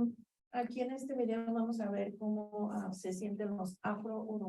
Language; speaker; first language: Spanish; early bilingual, heritage; Spanish